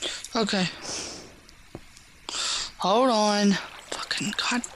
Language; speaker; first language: English; native; English